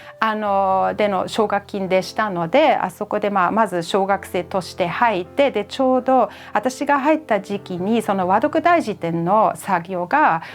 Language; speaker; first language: Japanese; non-native, fluent; German